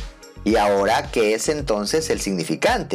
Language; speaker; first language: Spanish; native; Spanish